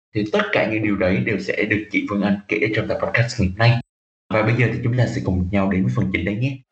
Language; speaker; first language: Vietnamese; native; Vietnamese